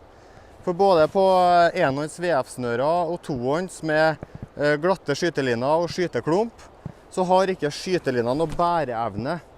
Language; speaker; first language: Norwegian; native; Norwegian